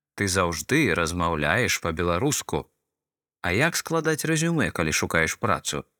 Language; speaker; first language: Belarusian; non-native, local second language; Russian